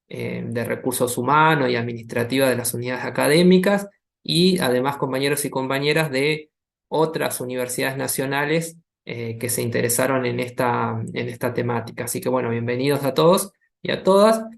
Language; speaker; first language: Spanish; native; Spanish